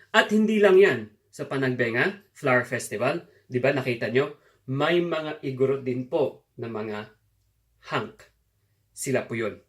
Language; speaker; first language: Filipino; non-native, local second language; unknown